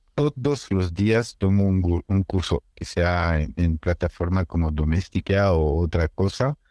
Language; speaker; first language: Spanish; non-native, fluent; French